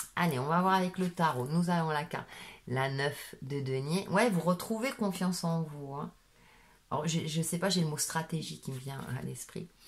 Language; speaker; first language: French; native; French